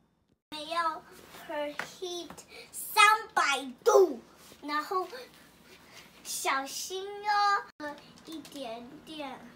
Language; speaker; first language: Chinese; early bilingual, heritage; Chinese